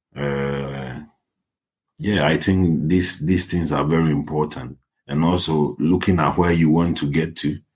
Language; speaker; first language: English; non-native, local second language; Akan